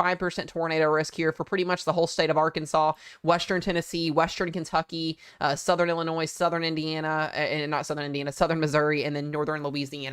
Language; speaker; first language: English; native; English